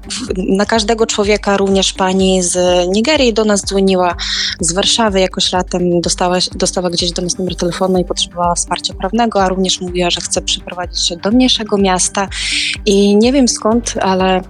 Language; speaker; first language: Polish; non-native, fluent; Ukrainian